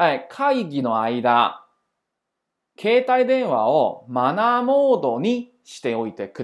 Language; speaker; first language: Japanese; non-native, fluent; Chinese